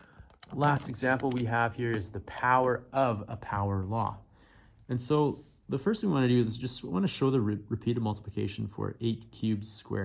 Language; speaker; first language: English; native; English